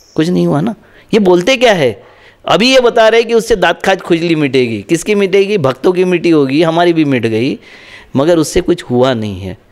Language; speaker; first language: Hindi; non-native, local second language; Marathi